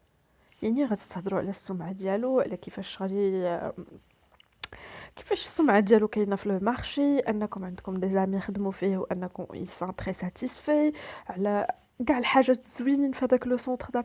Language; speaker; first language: Arabic; native; Arabic